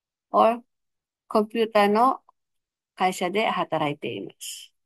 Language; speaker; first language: Japanese; non-native, fluent; Filipino